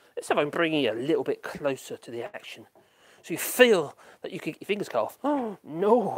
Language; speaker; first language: English; native; English